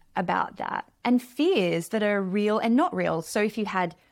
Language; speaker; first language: English; native; English